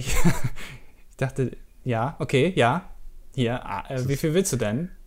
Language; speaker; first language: German; native; German